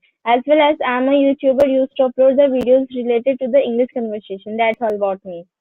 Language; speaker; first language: English; non-native, learner; Hindi